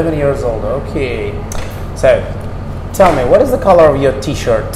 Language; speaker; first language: English; non-native, fluent; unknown